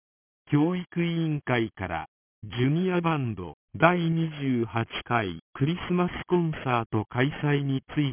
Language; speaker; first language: Japanese; native; Japanese